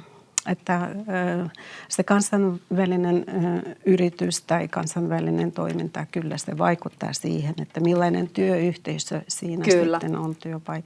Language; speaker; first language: Finnish; non-native, fluent; English